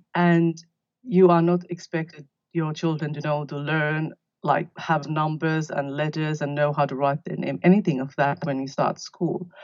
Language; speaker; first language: English; non-native, fluent; Finnish